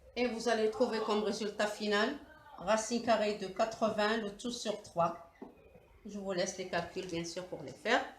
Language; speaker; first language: French; non-native, local second language; Arabic